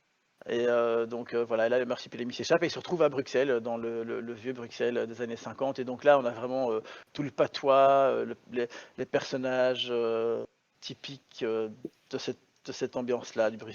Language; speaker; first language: French; native; French